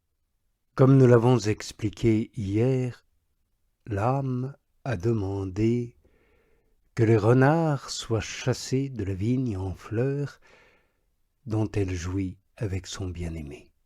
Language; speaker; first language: French; native; French